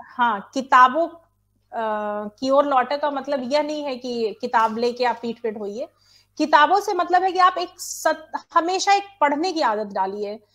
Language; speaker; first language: Hindi; native; Hindi